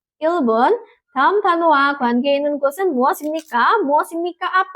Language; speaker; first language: Korean; non-native, fluent; Indonesian